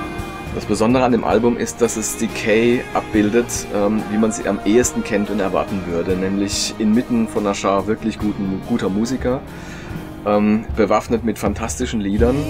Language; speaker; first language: German; native; German